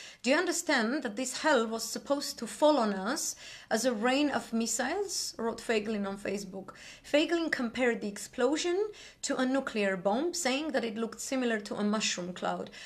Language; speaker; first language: English; non-native, fluent; Armenian